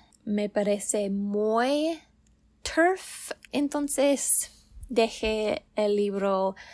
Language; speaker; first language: Spanish; non-native, learner; English